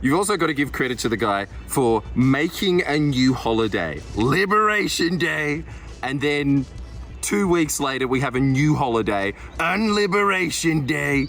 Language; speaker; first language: English; native; English